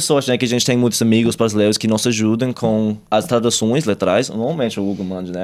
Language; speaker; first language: Portuguese; non-native, fluent; English